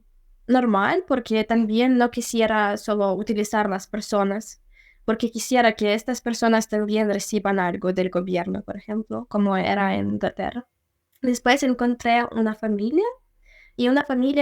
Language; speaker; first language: Spanish; non-native, fluent; Ukrainian